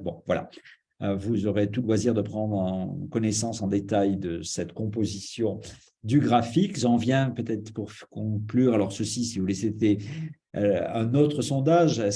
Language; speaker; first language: French; native; French